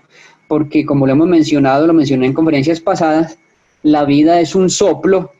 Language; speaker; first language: Spanish; native; Spanish